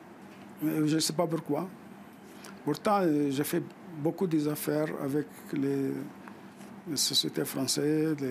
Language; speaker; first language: French; non-native, fluent; Arabic